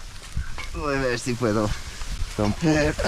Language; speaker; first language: Spanish; non-native, learner; English